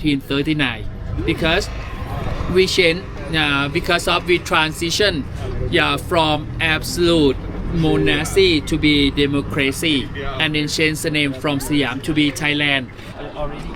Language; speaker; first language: English; non-native, learner; Thai